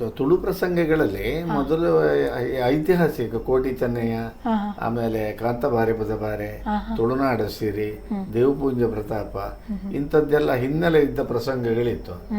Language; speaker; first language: Kannada; native; Kannada